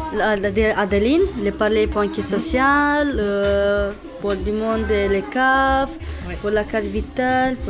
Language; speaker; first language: French; non-native, learner; Romany